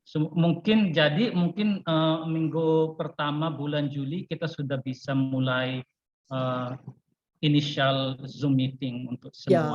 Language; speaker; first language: Indonesian; non-native, fluent; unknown